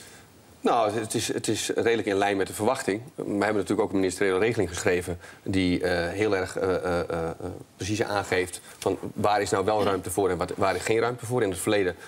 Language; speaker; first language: Dutch; native; Dutch